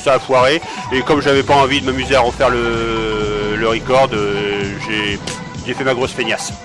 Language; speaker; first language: French; native; French